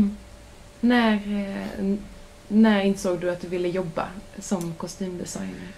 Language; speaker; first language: Swedish; native; Swedish